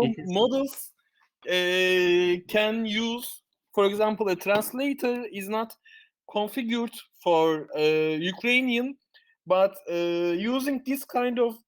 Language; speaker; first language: English; non-native, fluent; Turkish